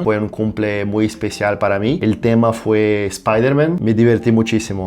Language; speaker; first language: Spanish; non-native, fluent; Portuguese